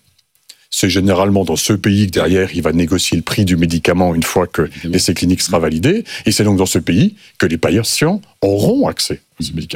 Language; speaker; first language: French; native; French